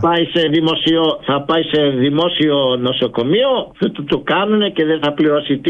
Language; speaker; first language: Greek; early bilingual, heritage; Greek